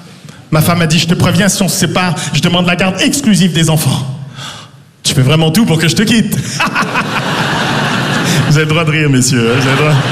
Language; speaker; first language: French; native; French